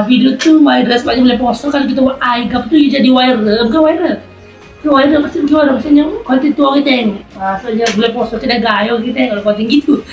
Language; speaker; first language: Malay; native; Malay